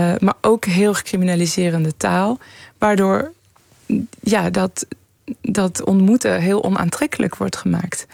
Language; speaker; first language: Dutch; early bilingual, other home language; Persian